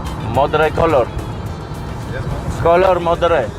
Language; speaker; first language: English; non-native, learner; Armenian